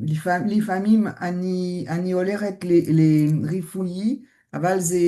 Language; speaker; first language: Hebrew; non-native, learner; French